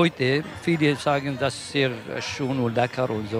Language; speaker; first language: German; non-native, learner; Kurdish